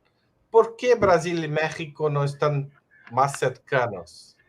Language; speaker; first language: Spanish; non-native, fluent; Portuguese